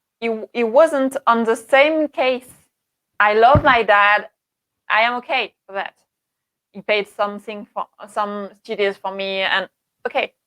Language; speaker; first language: English; non-native, learner; French